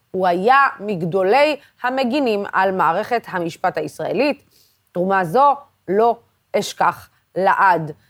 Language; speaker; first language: Hebrew; non-native, local second language; Arabic